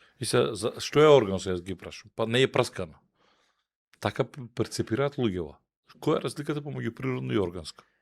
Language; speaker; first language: Macedonian; native; Macedonian